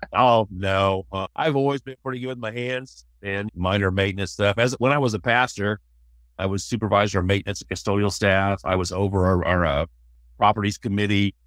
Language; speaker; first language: English; native; English